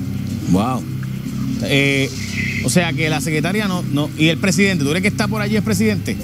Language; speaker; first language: Spanish; native; Spanish